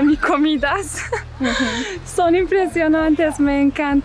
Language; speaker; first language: Spanish; non-native, learner; Turkish